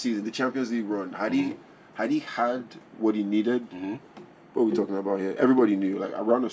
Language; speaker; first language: English; non-native, local second language; Yoruba